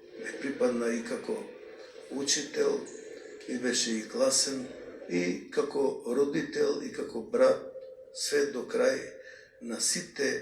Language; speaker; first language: Macedonian; non-native, local second language; Albanian